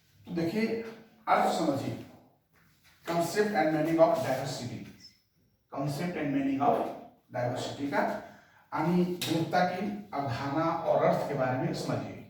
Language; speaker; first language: Hindi; native; Hindi